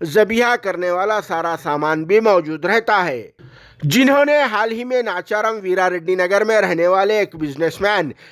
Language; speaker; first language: Hindi; non-native, local second language; Urdu